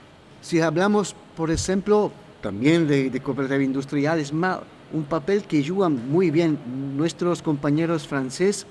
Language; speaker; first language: Spanish; non-native, fluent; Italian